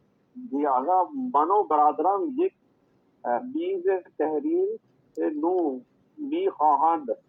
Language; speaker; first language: Persian; non-native, learner; Urdu